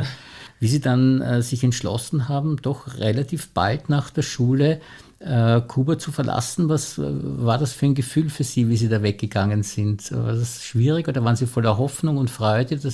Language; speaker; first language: German; native; German